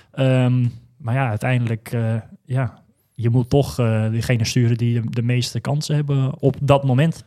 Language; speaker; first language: Dutch; native; Dutch